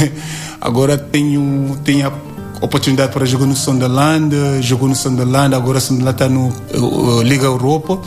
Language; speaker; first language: Portuguese; non-native, learner; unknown